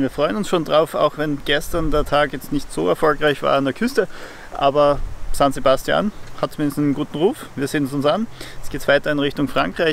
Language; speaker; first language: German; native; German